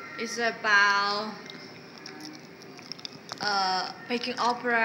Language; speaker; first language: English; non-native, fluent; Chinese